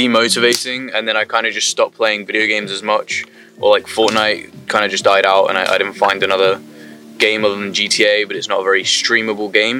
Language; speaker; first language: English; native; English